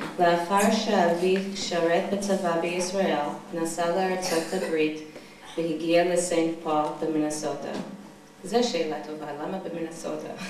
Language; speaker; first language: Hebrew; non-native, fluent; English